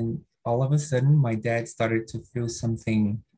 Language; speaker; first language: English; non-native, fluent; Portuguese